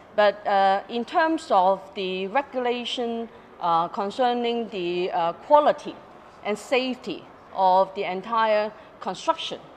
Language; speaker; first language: English; non-native, local second language; Cantonese